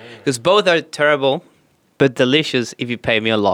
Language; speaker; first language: English; non-native, fluent; Spanish